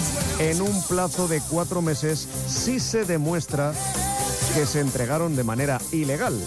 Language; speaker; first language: Spanish; native; Spanish